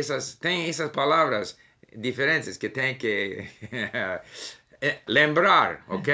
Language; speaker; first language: Portuguese; non-native, learner; English